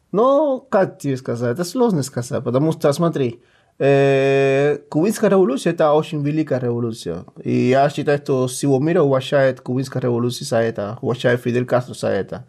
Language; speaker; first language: Russian; non-native, fluent; Spanish